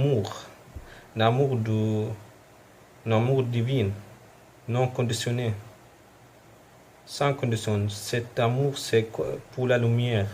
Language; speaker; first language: French; non-native, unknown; Arabic